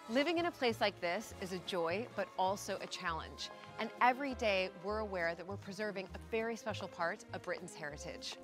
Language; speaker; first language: English; native; English